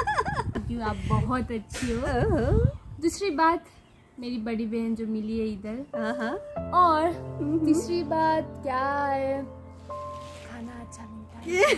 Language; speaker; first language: Hindi; non-native, learner; Nepali